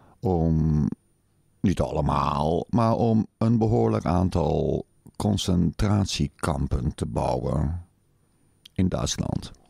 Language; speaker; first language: Dutch; native; Dutch